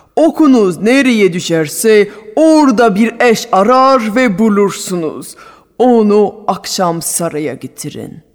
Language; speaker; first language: Turkish; non-native, fluent; French